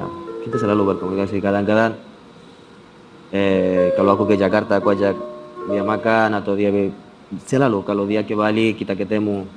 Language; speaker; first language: Indonesian; non-native, fluent; Spanish